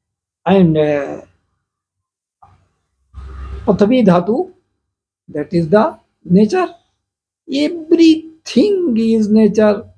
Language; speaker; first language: English; non-native, local second language; Hindi